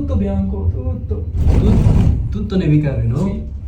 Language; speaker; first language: Italian; non-native, learner; Bangla